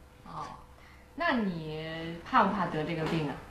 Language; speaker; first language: Chinese; native; Chinese